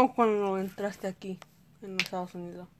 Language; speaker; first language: Spanish; early bilingual, heritage; Spanish